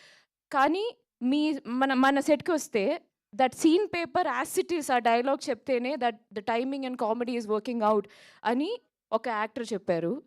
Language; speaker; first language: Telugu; non-native, local second language; Malayalam